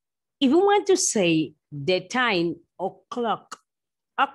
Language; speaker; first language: English; non-native, fluent; Spanish